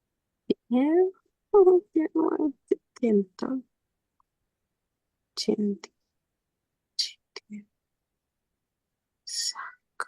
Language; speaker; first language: Chinese; non-native, learner; Indonesian